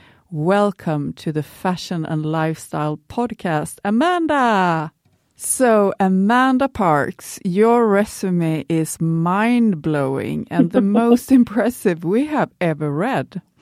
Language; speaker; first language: English; non-native, fluent; Swedish